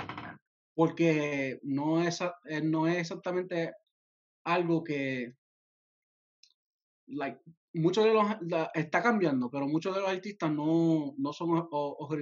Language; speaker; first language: Spanish; early bilingual, heritage; Spanish